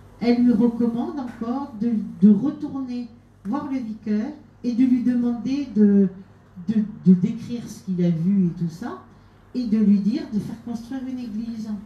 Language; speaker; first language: French; native; French